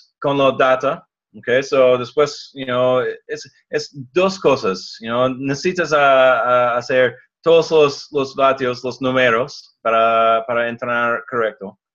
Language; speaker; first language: Spanish; non-native, learner; English